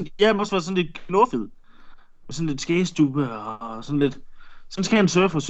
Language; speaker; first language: Danish; native; Danish